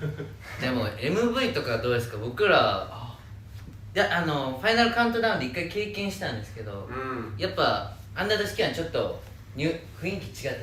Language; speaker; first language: Japanese; native; Japanese